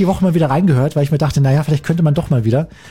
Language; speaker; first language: German; native; German